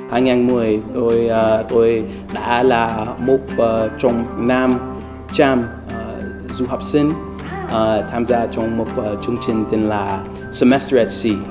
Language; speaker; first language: Vietnamese; non-native, learner; English